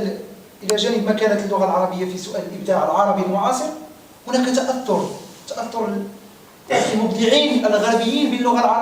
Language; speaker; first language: Arabic; native; Arabic